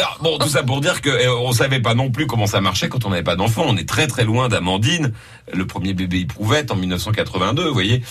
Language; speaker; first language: French; native; French